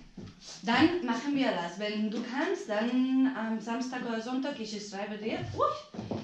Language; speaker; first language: German; non-native, learner; Spanish